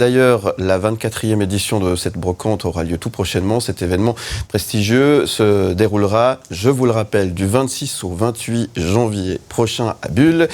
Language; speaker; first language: French; native; French